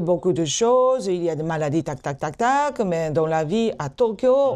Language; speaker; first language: French; non-native, fluent; Japanese